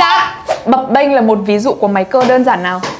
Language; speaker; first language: Vietnamese; native; Vietnamese